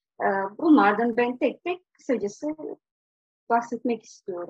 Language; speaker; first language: Turkish; non-native, fluent; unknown